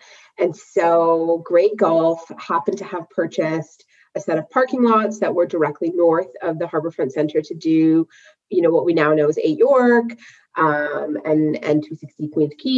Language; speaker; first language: English; native; English